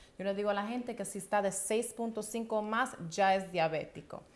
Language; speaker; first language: Spanish; native; Spanish